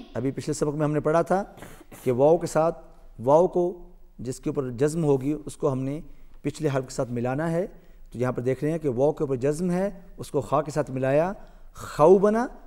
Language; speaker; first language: Urdu; native; Urdu